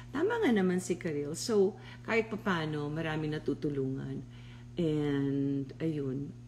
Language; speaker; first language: Filipino; native; Filipino